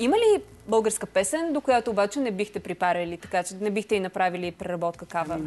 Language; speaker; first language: Bulgarian; native; Bulgarian